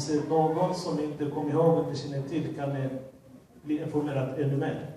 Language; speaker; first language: Swedish; non-native, fluent; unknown